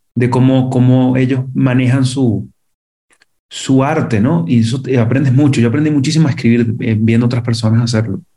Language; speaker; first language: Spanish; native; Spanish